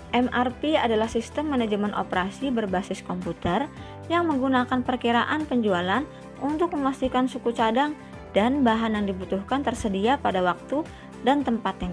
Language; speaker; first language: Indonesian; native; Indonesian